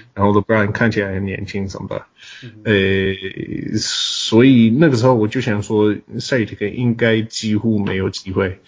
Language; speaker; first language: Chinese; non-native, fluent; English